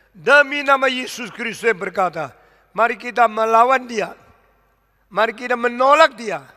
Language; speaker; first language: Indonesian; early bilingual, other home language; Min Nan Chinese